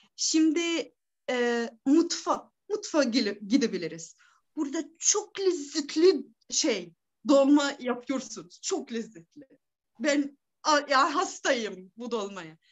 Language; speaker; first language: Turkish; non-native, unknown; Arabic